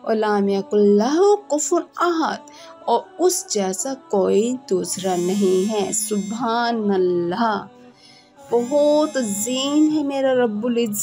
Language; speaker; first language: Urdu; native; Urdu